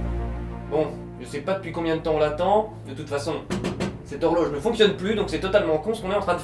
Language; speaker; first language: French; native; French